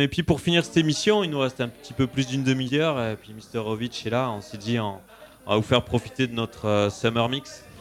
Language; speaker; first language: French; native; French